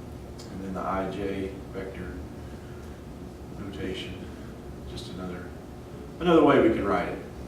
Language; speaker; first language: English; native; English